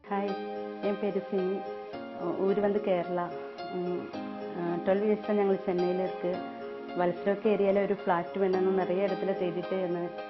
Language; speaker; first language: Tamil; non-native, learner; Malayalam